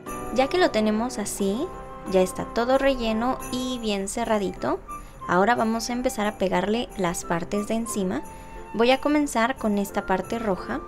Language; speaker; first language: Spanish; native; Spanish